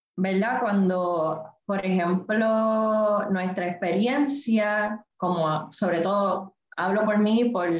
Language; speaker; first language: Spanish; native; Spanish